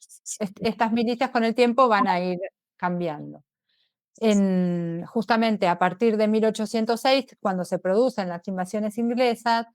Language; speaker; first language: Spanish; native; Spanish